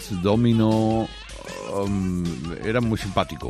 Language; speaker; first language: Spanish; native; Spanish